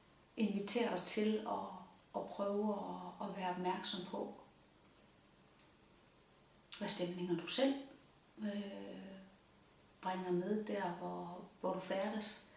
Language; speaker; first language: Danish; native; Danish